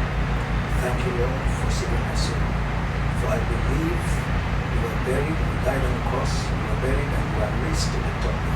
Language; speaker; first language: English; non-native, local second language; Yoruba